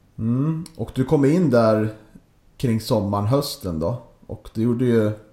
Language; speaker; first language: Swedish; native; Swedish